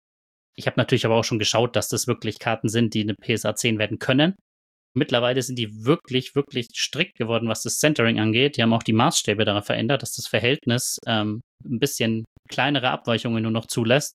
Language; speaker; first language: German; native; German